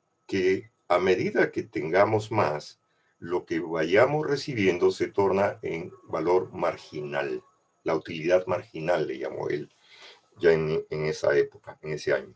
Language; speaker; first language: Spanish; native; Spanish